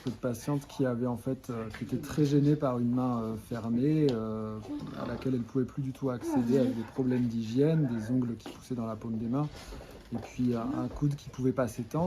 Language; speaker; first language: French; native; French